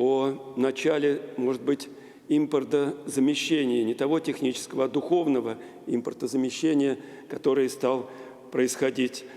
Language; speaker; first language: Russian; native; Russian